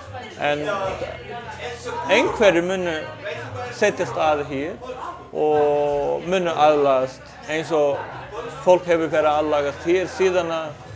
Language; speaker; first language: Icelandic; non-native, fluent; Portuguese